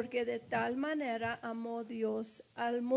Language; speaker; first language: Spanish; early bilingual, heritage; English